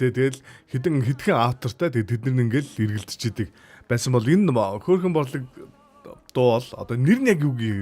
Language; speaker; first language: Mongolian; native; Mongolian